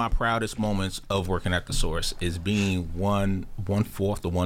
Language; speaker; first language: English; native; English